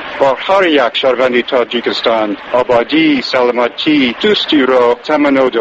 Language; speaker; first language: Persian; non-native, learner; English